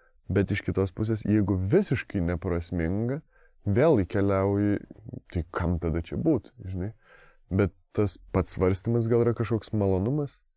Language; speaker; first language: Lithuanian; native; Lithuanian